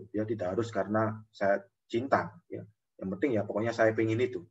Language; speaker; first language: Indonesian; native; Indonesian